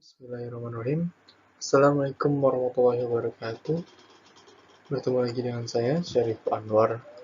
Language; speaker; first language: Indonesian; native; Indonesian